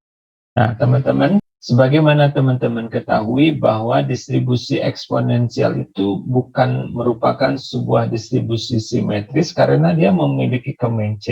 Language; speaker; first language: Indonesian; native; Indonesian